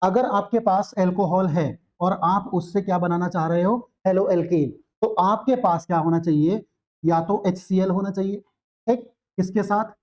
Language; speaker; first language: Hindi; native; Hindi